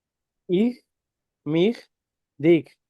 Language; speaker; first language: German; non-native, learner; Bangla